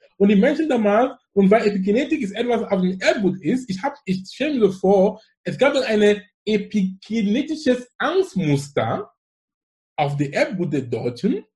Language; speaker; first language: German; non-native, fluent; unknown